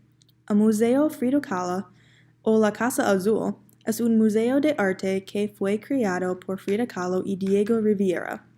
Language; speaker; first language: Spanish; non-native, learner; English